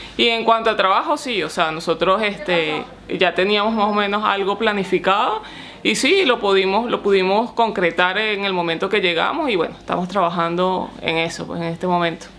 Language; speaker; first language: Spanish; native; Spanish